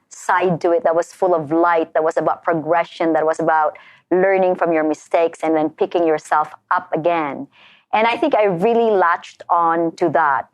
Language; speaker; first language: English; non-native, local second language; Filipino